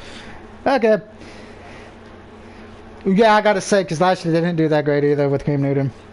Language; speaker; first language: English; native; English